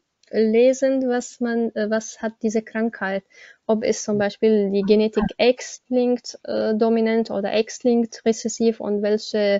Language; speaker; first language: German; non-native, learner; Arabic